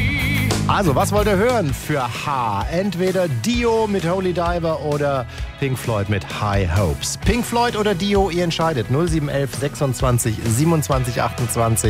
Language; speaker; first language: German; native; German